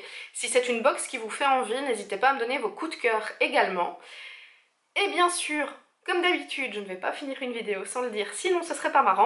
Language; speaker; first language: French; native; French